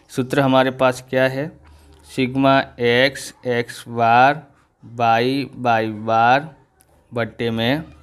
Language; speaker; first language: Hindi; non-native, local second language; Gujarati